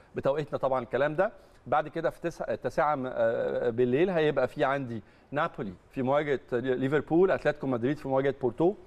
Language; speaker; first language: Arabic; native; Arabic